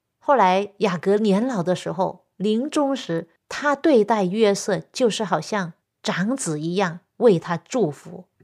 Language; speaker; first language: Chinese; non-native, local second language; Cantonese